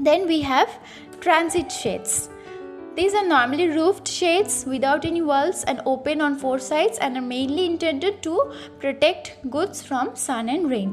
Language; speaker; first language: English; non-native, local second language; Bangla